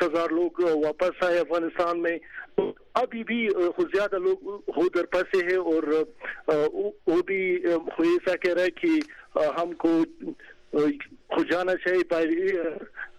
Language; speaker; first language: Hindi; non-native, learner; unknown